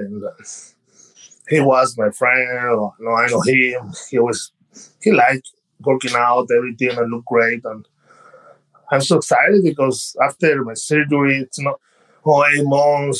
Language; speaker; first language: English; non-native, learner; Spanish